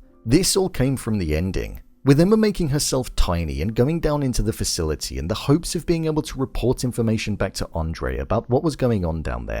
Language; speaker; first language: English; native; English